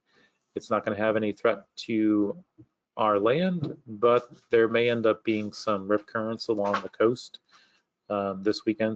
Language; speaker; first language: English; native; English